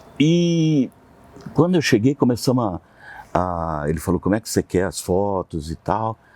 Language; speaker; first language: Portuguese; native; Portuguese